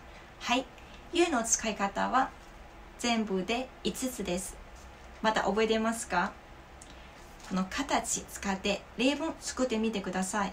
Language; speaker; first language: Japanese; non-native, learner; Chinese